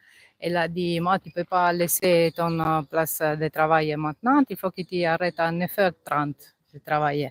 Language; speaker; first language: French; non-native, learner; Italian